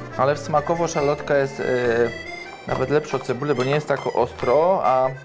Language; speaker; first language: Polish; native; Polish